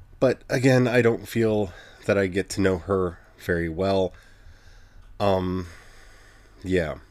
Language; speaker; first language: English; native; English